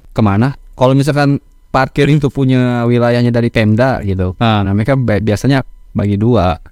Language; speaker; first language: Indonesian; native; Indonesian